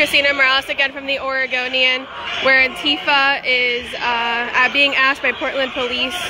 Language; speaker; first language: English; native; English